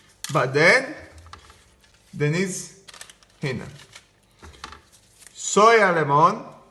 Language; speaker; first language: Arabic; non-native, learner; Greek